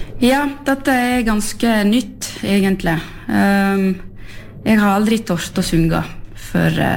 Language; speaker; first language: Norwegian; non-native, fluent; French